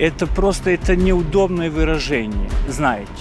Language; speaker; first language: Russian; non-native, fluent; Serbian